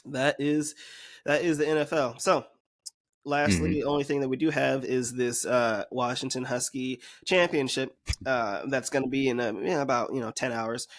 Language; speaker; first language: English; native; English